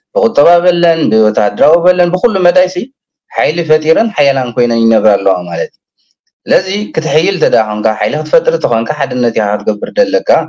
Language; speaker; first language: Tigrinya; native; Tigrinya